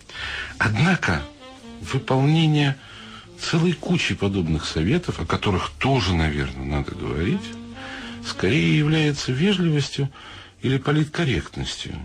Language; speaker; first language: Russian; native; Russian